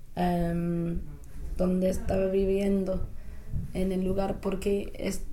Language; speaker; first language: Spanish; non-native, fluent; English